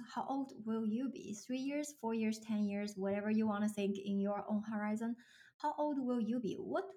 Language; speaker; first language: English; non-native, fluent; Chinese